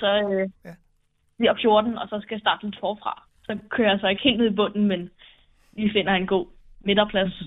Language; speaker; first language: Danish; native; Danish